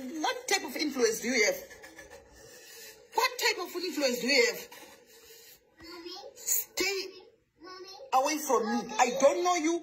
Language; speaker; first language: English; non-native, local second language; Shona